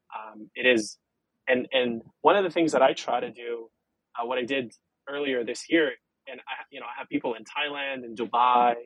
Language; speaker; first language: English; non-native, fluent; Arabic